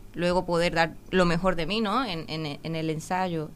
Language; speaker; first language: Spanish; native; Spanish